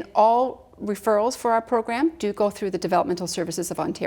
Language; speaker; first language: English; native; English